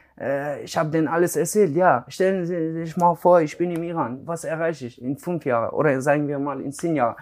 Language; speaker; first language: German; non-native, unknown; Persian